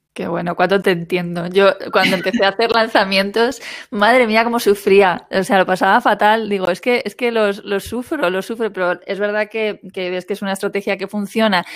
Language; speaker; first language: Spanish; native; Spanish